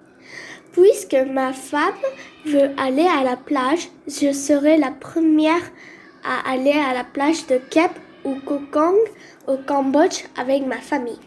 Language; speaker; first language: French; non-native, learner; Korean